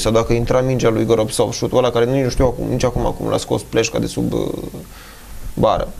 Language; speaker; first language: Romanian; native; Romanian